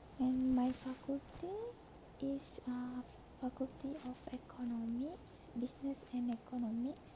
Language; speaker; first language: English; non-native, learner; Malay